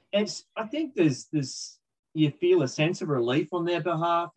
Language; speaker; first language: English; native; English